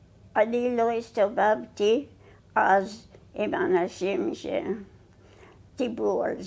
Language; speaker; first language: Hebrew; non-native, fluent; English